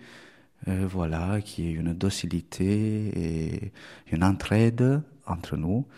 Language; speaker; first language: French; non-native, fluent; Romanian